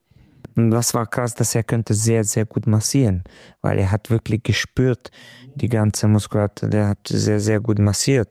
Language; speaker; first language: German; non-native, local second language; Hungarian